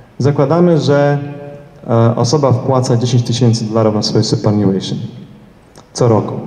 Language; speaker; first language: Polish; early bilingual, heritage; Polish